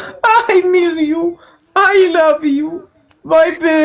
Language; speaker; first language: English; non-native, learner; Amharic